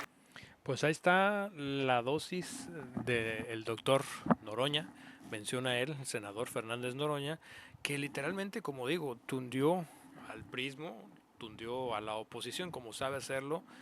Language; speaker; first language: Spanish; native; Spanish